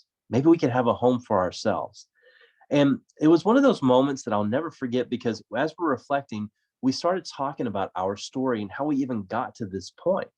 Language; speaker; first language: English; native; English